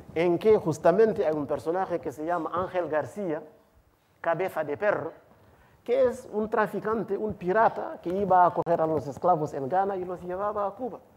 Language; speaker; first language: Spanish; non-native, fluent; Wolof